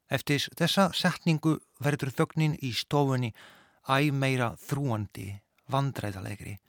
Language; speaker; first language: Icelandic; non-native, fluent; Polish